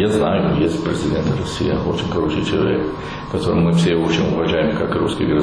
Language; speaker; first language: Russian; non-native, learner; Italian